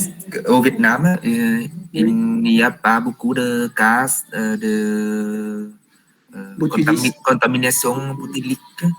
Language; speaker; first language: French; non-native, learner; Vietnamese